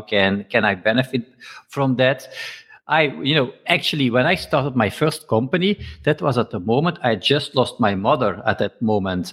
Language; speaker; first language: English; non-native, fluent; Dutch